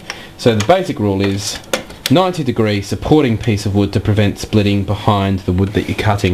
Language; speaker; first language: English; non-native, fluent; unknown